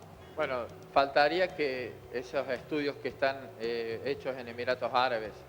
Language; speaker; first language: Spanish; native; Spanish